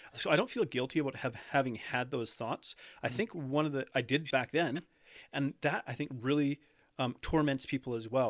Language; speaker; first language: English; native; English